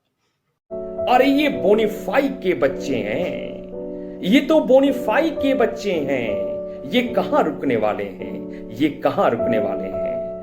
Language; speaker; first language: Hindi; native; Hindi